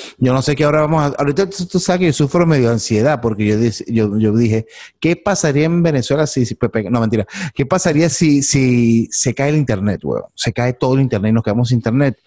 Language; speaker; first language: Spanish; native; Spanish